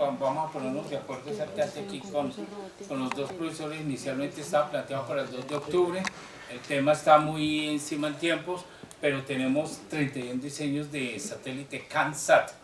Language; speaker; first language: Spanish; native; Spanish